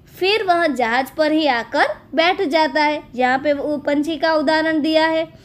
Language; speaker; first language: Hindi; non-native, local second language; Gujarati